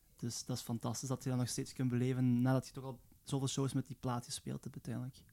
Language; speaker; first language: Dutch; native; Dutch